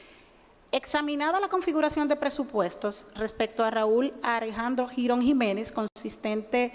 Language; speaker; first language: Spanish; native; Spanish